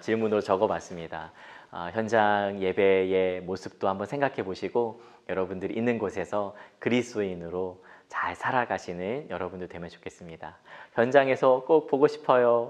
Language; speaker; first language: Korean; native; Korean